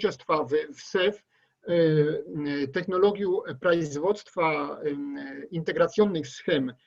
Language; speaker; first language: Russian; non-native, learner; Polish